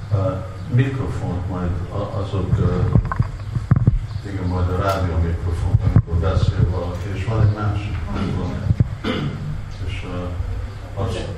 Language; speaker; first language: Hungarian; non-native, learner; Russian